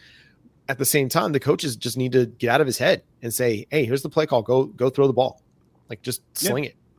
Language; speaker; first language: English; native; English